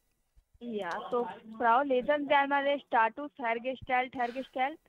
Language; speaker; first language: German; non-native, learner; Hindi